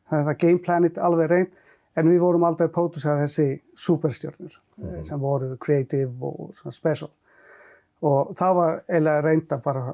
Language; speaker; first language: Icelandic; non-native, fluent; Finnish